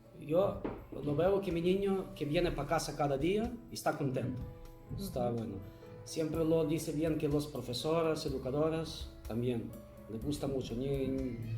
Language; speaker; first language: Spanish; non-native, learner; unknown